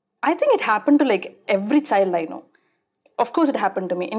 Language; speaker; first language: English; non-native, local second language; Malayalam